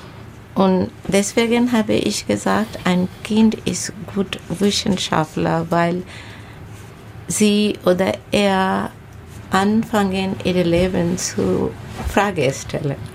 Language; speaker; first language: German; non-native, learner; Bangla